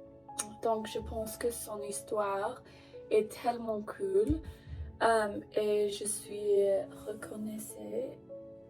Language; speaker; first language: French; non-native, learner; English